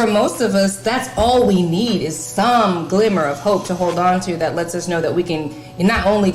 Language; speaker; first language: English; native; English